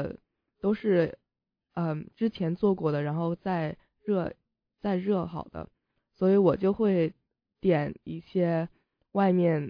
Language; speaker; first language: Chinese; early bilingual, heritage; Chinese